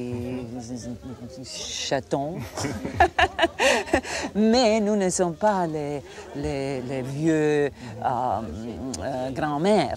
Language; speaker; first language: French; non-native, fluent; Croatian